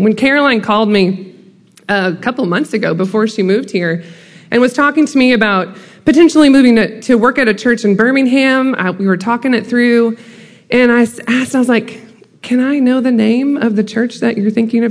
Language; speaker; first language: English; native; English